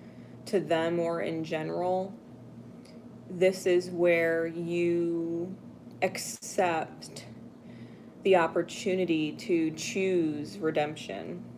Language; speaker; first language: English; native; English